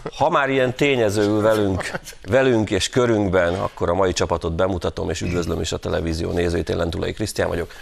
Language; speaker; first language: Hungarian; native; Hungarian